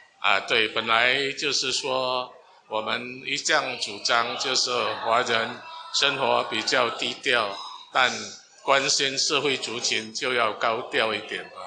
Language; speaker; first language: Chinese; non-native, fluent; Min Nan Chinese